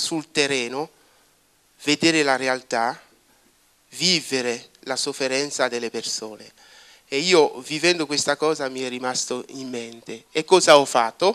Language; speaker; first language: Italian; non-native, fluent; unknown